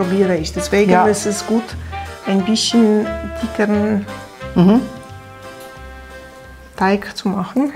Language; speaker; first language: German; non-native, fluent; Polish